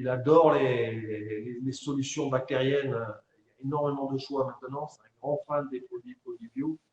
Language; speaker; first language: French; native; French